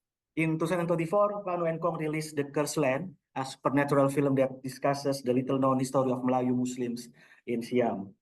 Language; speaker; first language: English; non-native, local second language; Indonesian